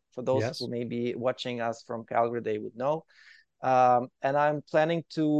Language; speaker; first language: English; non-native, fluent; Ukrainian